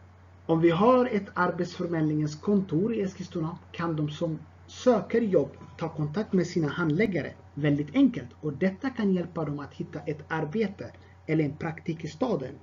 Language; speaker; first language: Swedish; non-native, fluent; Tigrinya